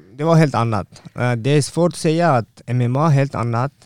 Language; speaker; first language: Swedish; non-native, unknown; Persian